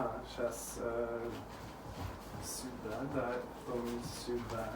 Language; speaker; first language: Russian; non-native, fluent; English